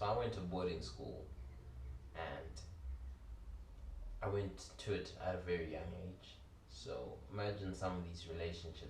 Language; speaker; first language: English; early bilingual, other home language; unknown